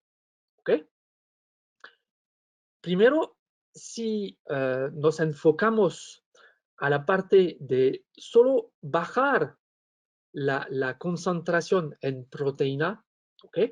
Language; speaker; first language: Spanish; non-native, fluent; French